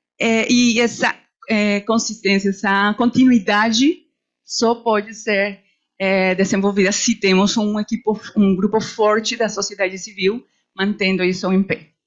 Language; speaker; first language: Portuguese; non-native, fluent; Spanish